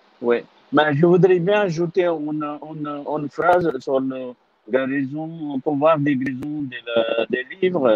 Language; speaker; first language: French; non-native, learner; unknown